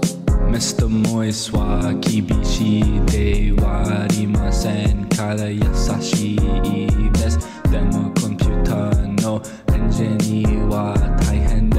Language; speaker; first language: Japanese; non-native, learner; English